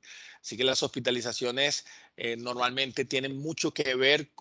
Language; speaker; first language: Spanish; native; Spanish